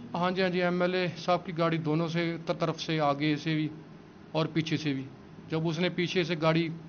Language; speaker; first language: Hindi; non-native, local second language; Punjabi